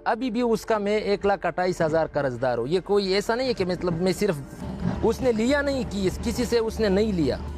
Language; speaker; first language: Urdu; non-native, local second language; Pashto